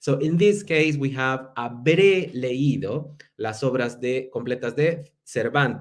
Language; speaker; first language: Spanish; non-native, fluent; English